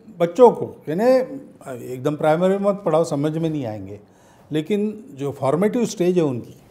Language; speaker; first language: Hindi; non-native, local second language; Marathi